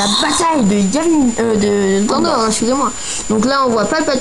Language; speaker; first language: French; native; French